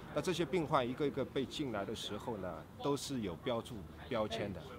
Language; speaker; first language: Chinese; native; Chinese